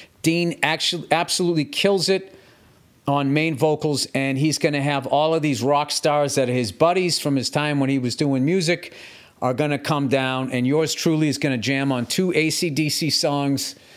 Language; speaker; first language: English; native; English